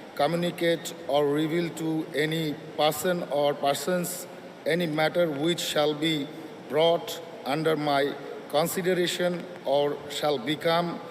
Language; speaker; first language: English; non-native, local second language; Bangla